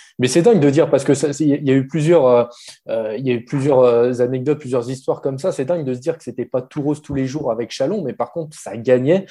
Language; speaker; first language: French; native; French